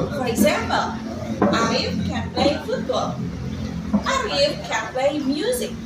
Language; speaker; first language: English; non-native, fluent; Indonesian